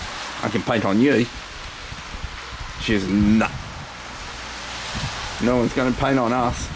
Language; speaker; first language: English; native; English